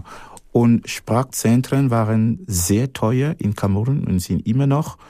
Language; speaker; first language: German; non-native, fluent; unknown